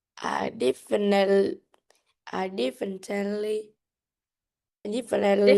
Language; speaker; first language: English; non-native, learner; Vietnamese